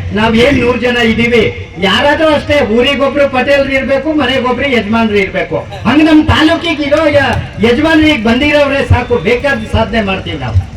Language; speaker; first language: Kannada; non-native, local second language; Lambadi